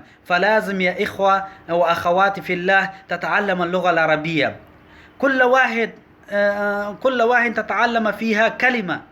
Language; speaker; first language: Arabic; non-native, learner; Pashto